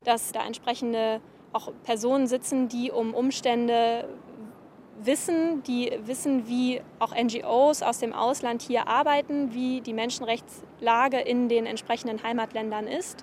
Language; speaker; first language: German; native; German